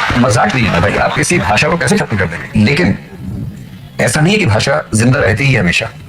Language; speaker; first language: Hindi; native; Hindi